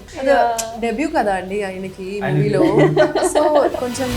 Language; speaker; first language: Telugu; non-native, local second language; Hindi